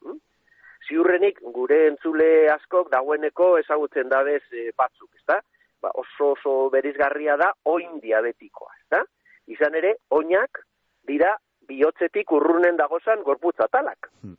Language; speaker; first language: Basque; native; Basque